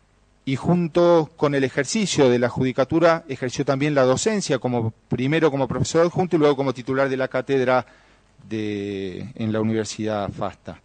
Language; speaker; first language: Spanish; native; Spanish